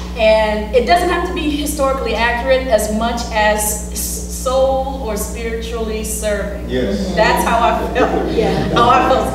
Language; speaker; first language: English; native; English